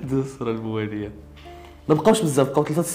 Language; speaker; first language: Arabic; native; Arabic